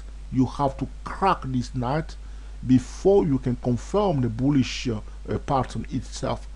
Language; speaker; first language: English; non-native, fluent; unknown